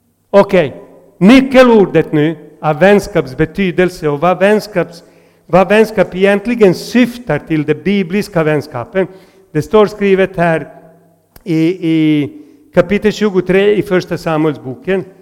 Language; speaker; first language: Swedish; non-native, fluent; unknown